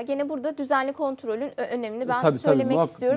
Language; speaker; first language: Turkish; native; Turkish